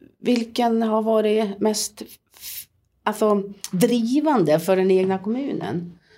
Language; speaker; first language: Swedish; native; Swedish